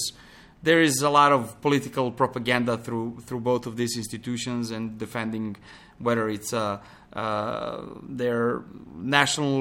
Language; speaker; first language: English; non-native, fluent; Serbian